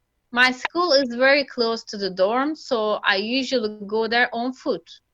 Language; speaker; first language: English; non-native, fluent; Turkish